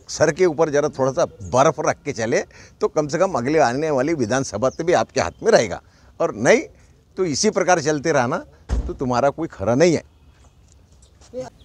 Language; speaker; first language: Hindi; non-native, local second language; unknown